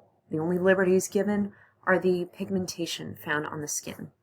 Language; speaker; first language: English; native; English